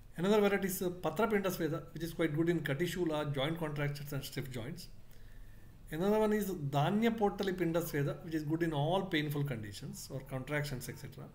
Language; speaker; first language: English; non-native, local second language; Kannada